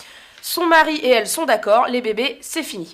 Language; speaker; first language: French; native; French